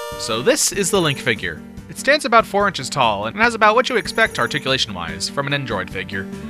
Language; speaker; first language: English; native; English